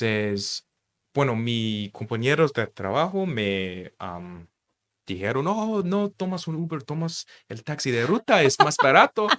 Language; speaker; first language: Spanish; non-native, fluent; English